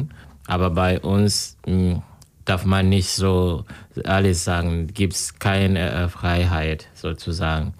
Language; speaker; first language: German; non-native, learner; Kinyarwanda